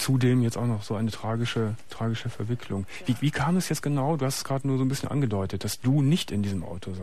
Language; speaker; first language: German; native; German